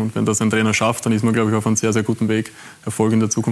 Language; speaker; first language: German; native; German